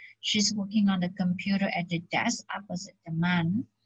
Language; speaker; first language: English; non-native, fluent; Vietnamese